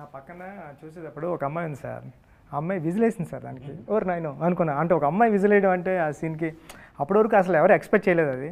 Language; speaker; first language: Telugu; native; Telugu